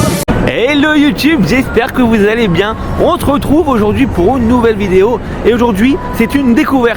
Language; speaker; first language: French; native; French